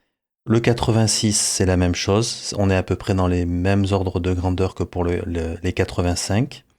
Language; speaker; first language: French; native; French